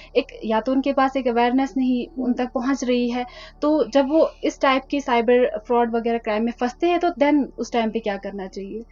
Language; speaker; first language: Hindi; non-native, local second language; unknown